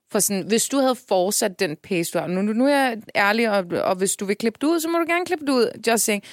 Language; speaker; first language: Danish; early bilingual, other home language; Turkish